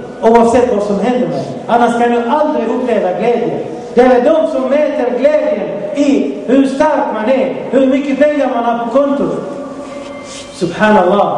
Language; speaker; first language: Swedish; non-native, fluent; Arabic